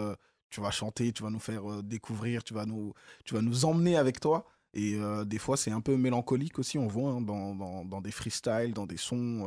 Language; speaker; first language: French; native; French